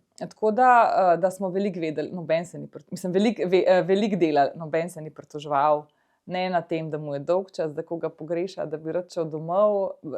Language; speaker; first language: Slovenian; native; Slovenian